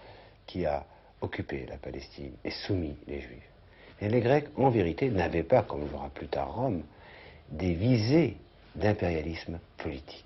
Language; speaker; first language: French; native; French